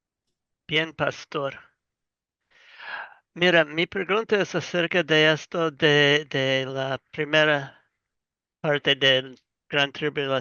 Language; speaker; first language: Spanish; non-native, learner; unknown